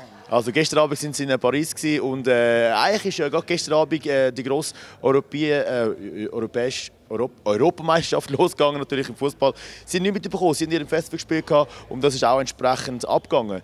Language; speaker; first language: German; native; German